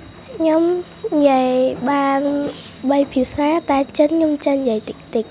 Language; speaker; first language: Khmer; non-native, local second language; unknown